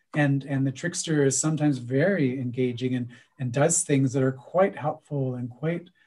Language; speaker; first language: English; native; English